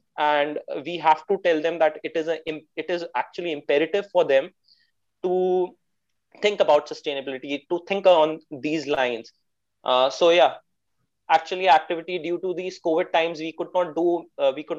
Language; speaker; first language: English; non-native, local second language; Hindi